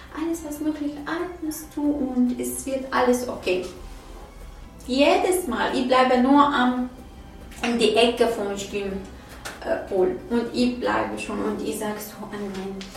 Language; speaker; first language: German; non-native, learner; Arabic